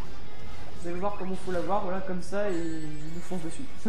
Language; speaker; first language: French; native; French